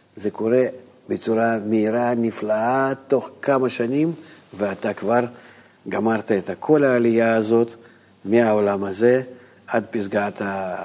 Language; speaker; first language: Hebrew; non-native, fluent; Russian